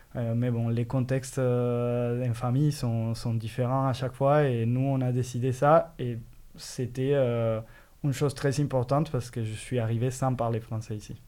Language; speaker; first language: French; non-native, fluent; Spanish